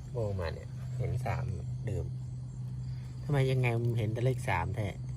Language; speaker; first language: Thai; non-native, local second language; Northern Khmer